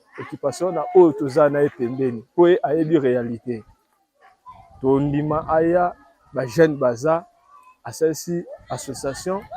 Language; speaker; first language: Lingala; native; Lingala